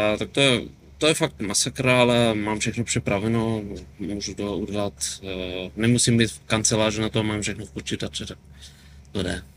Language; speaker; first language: Czech; non-native, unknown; German